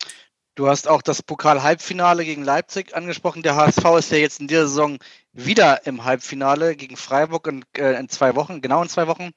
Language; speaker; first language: German; native; German